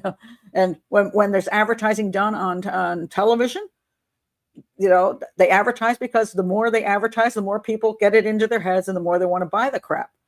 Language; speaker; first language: English; native; English